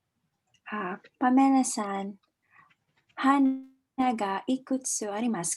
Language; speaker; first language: Japanese; non-native, learner; Filipino